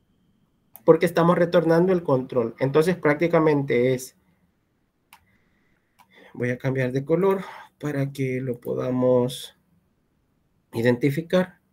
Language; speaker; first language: Spanish; native; Spanish